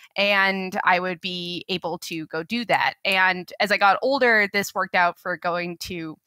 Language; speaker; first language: English; native; English